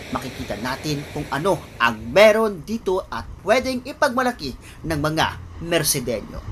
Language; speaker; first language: Filipino; non-native, local second language; Bikol